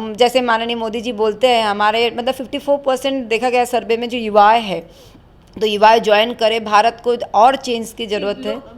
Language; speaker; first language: Hindi; non-native, local second language; Bangla